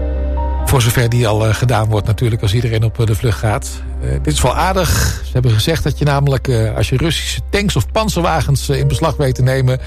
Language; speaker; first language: Dutch; native; Dutch